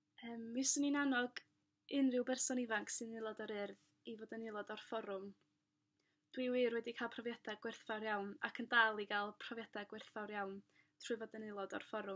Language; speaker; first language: Welsh; native; Welsh